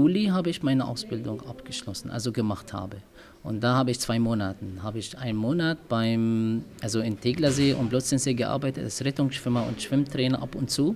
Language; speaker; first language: German; non-native, learner; Arabic